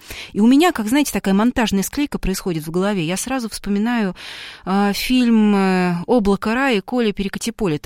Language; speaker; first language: Russian; native; Russian